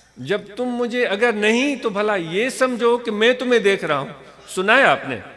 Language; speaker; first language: Urdu; non-native, local second language; Sindhi